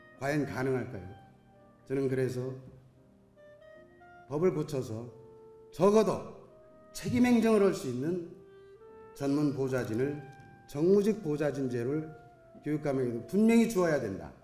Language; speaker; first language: Korean; native; Korean